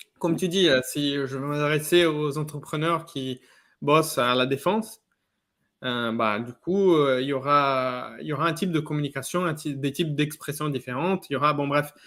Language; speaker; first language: French; non-native, fluent; Portuguese